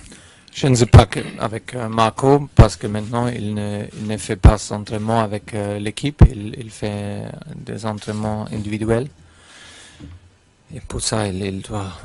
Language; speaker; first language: French; non-native, fluent; German